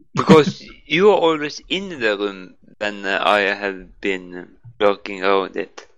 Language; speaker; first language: English; non-native, learner; Norwegian